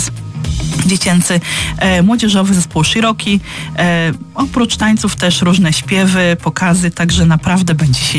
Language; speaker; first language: Polish; native; Polish